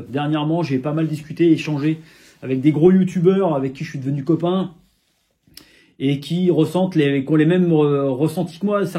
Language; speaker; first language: French; native; French